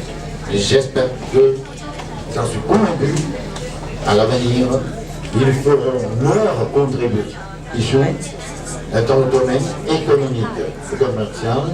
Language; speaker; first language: French; non-native, fluent; Chinese